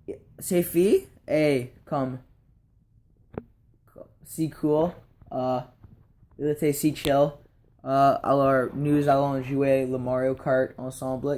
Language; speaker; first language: French; non-native, learner; English